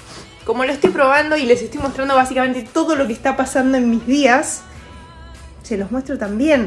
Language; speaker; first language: Spanish; native; Spanish